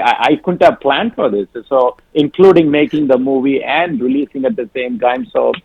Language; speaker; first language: English; non-native, local second language; Tamil